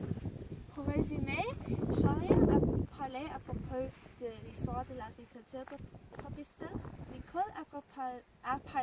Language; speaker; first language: French; non-native, learner; English